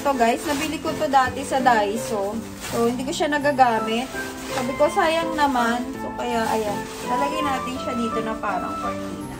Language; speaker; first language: Filipino; native; Filipino